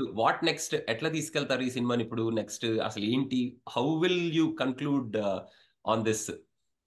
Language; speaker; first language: Telugu; native; Telugu